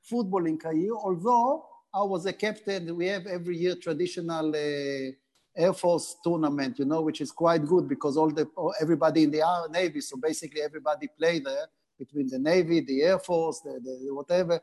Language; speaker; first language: English; non-native, fluent; Hebrew